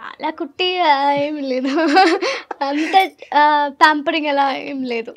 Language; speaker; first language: Telugu; non-native, learner; Malayalam